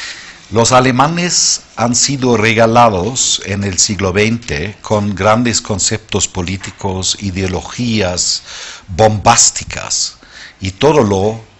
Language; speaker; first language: Spanish; non-native, fluent; German